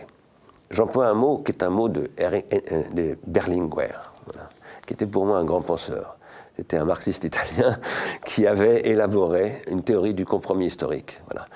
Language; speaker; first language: French; native; French